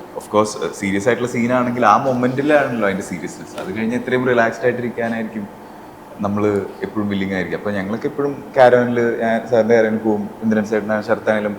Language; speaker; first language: Malayalam; native; Malayalam